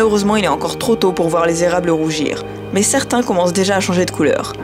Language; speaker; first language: French; native; French